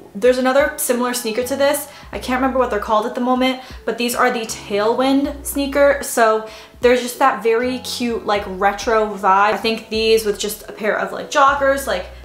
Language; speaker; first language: English; native; English